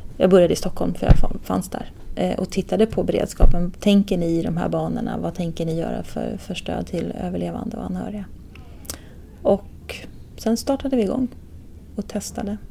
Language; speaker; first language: Swedish; native; Swedish